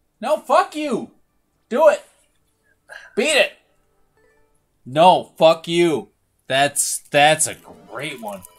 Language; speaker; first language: English; native; English